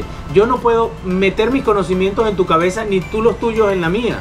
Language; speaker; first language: Spanish; native; Spanish